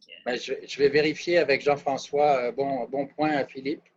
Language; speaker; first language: French; native; French